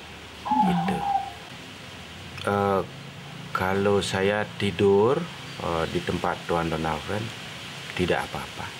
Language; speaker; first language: Indonesian; non-native, local second language; Balinese